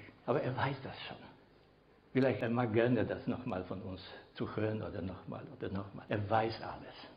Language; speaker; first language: German; non-native, fluent; Polish